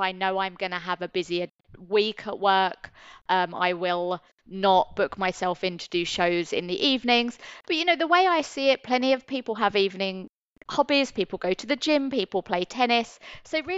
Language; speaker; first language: English; native; English